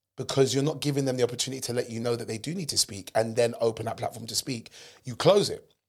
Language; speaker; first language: English; native; English